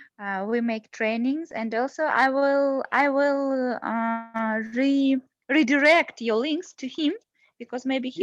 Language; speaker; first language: English; non-native, learner; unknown